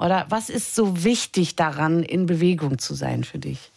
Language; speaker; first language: German; native; German